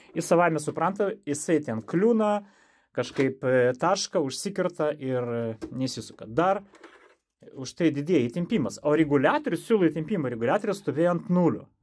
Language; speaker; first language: Lithuanian; non-native, local second language; Russian